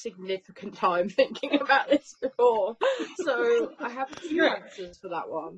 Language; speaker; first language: English; native; English